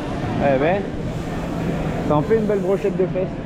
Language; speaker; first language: French; native; French